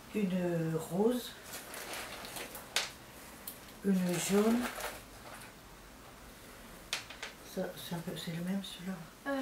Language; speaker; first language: French; native; French